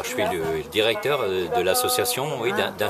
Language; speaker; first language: French; native; French